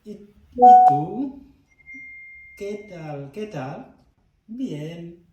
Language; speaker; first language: Spanish; non-native, fluent; Fula